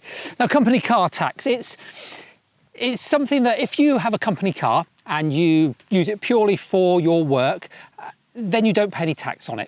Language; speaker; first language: English; native; English